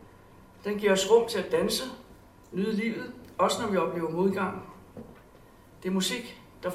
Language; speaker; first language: Danish; native; Danish